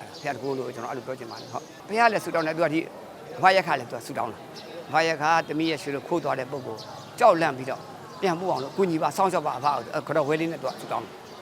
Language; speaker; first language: Burmese; native; Burmese